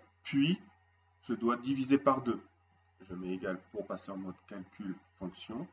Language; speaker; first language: French; native; French